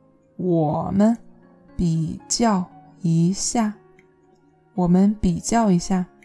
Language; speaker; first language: Chinese; non-native, learner; English